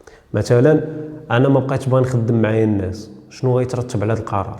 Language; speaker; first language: Arabic; native; Arabic